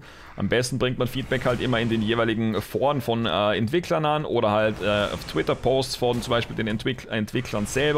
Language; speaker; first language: German; native; German